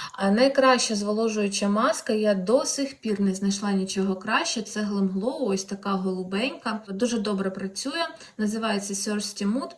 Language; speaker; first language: Ukrainian; non-native, local second language; Russian